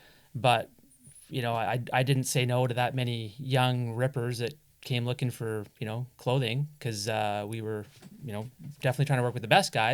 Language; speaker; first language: English; native; English